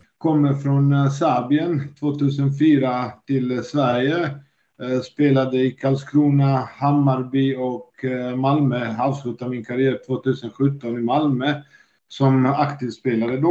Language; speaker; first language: Swedish; non-native, fluent; Serbian